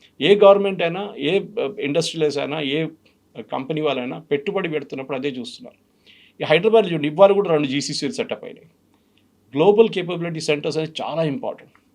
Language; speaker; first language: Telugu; non-native, fluent; Malayalam